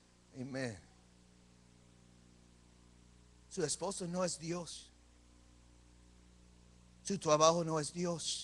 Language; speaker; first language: Spanish; early bilingual, heritage; English